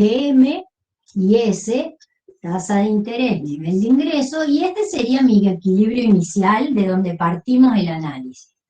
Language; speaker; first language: Spanish; native; Spanish